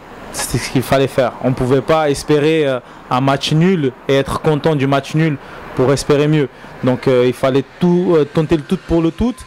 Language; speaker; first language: French; native; French